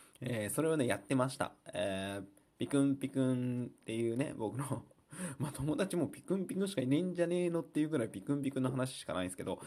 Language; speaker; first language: Japanese; native; Japanese